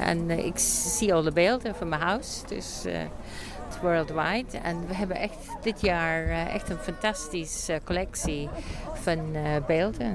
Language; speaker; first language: Dutch; non-native, fluent; English